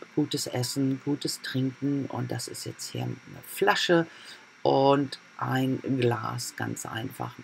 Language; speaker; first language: German; native; German